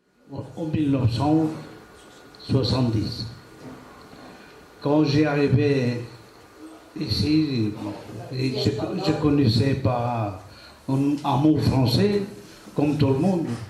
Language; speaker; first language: French; non-native, learner; Portuguese